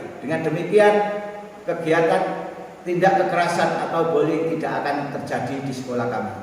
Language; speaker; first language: Indonesian; native; Indonesian